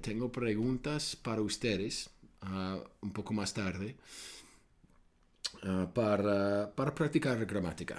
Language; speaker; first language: Spanish; non-native, fluent; English